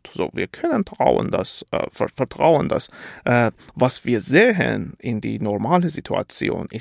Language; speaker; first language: German; non-native, fluent; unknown